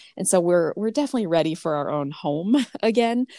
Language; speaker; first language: English; native; English